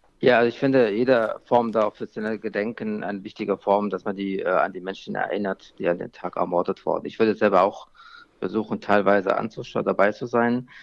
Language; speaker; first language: German; non-native, fluent; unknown